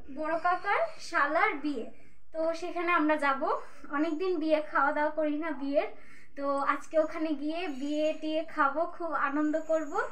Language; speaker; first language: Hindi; non-native, learner; Bangla